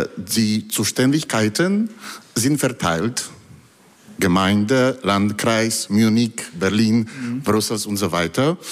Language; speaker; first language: German; non-native, fluent; Polish